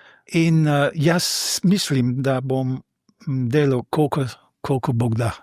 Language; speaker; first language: Slovenian; non-native, fluent; English